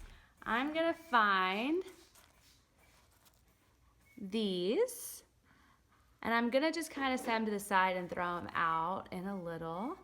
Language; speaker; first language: English; early bilingual, other home language; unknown